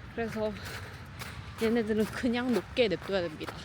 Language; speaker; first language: Korean; native; Korean